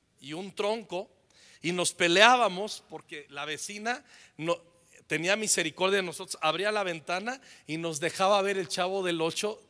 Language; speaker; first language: Spanish; native; Spanish